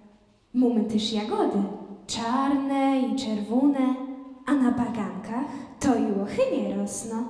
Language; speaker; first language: Polish; native; Polish